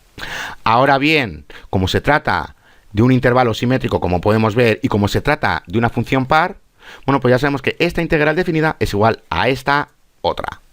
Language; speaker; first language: Spanish; native; Spanish